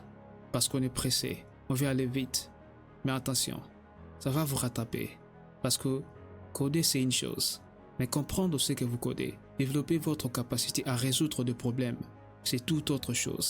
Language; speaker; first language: French; native; French